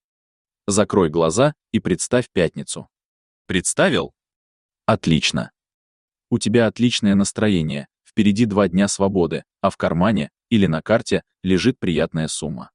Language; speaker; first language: Russian; native; Russian